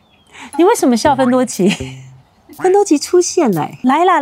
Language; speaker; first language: Chinese; native; Chinese